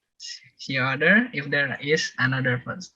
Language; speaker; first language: English; non-native, learner; Indonesian